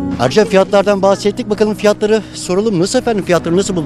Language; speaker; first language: Turkish; native; Turkish